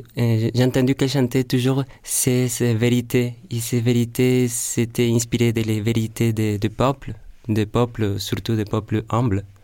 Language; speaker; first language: French; non-native, fluent; Spanish